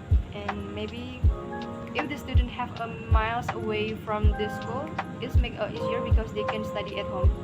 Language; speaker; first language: English; non-native, learner; Indonesian